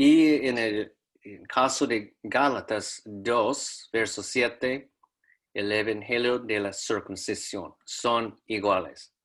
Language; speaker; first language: Spanish; non-native, fluent; English